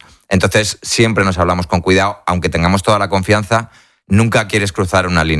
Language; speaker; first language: Spanish; native; Spanish